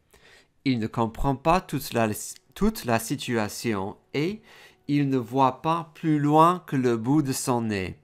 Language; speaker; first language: French; non-native, fluent; English